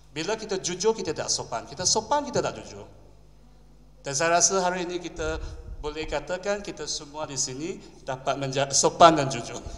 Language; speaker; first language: Malay; non-native, local second language; Chinese